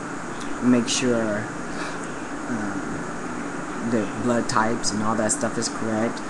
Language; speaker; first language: English; native; English